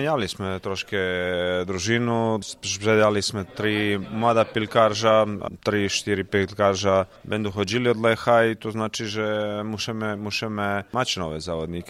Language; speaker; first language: Polish; non-native, learner; Croatian